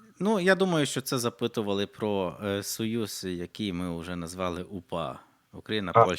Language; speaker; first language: Ukrainian; native; Ukrainian